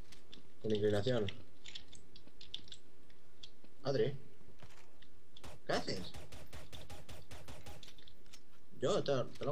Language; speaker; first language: Spanish; native; Spanish